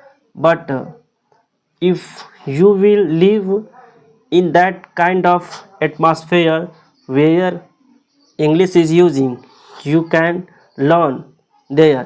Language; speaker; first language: English; non-native, local second language; Hindi